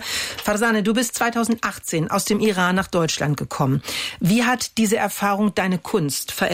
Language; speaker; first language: German; native; German